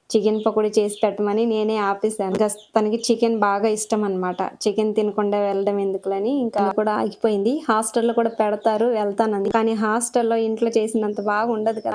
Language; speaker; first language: Telugu; non-native, local second language; Lambadi